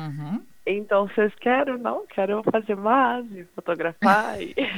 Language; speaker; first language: Spanish; non-native, fluent; Portuguese